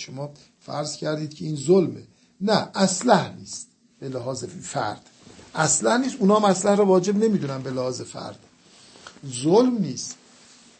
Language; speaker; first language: Persian; native; Persian